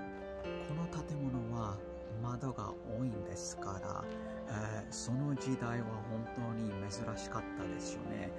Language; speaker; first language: Japanese; non-native, learner; English